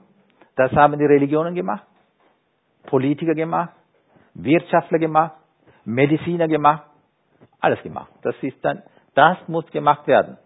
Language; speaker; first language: German; non-native, fluent; Sinhala